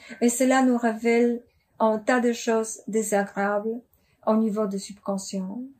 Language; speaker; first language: French; non-native, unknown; Polish